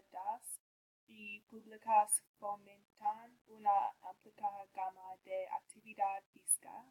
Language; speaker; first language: Spanish; non-native, learner; English